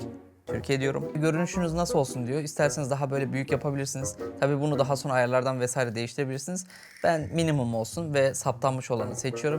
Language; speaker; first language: Turkish; native; Turkish